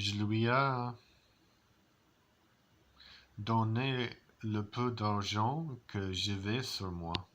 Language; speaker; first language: French; non-native, learner; English